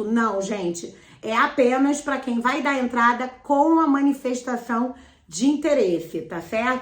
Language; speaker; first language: Portuguese; native; Portuguese